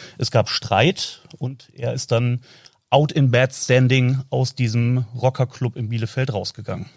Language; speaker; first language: German; native; German